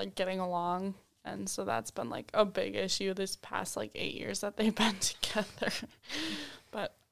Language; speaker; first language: English; native; English